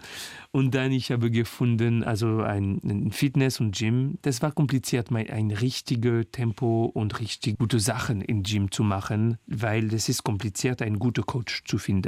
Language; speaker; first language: German; non-native, fluent; French